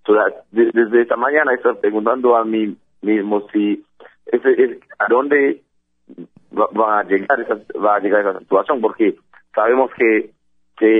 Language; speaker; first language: Spanish; non-native, fluent; Haitian Creole